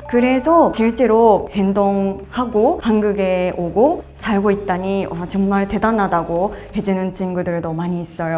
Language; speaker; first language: Korean; non-native, fluent; Japanese